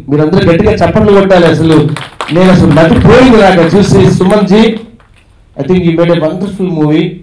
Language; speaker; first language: Telugu; native; Telugu